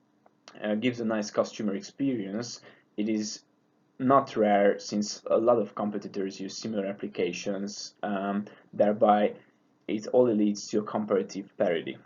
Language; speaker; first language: English; non-native, fluent; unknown